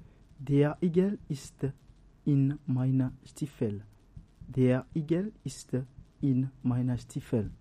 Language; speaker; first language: German; non-native, learner; French